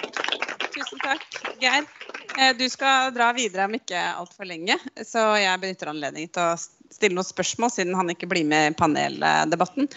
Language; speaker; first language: Norwegian; native; Norwegian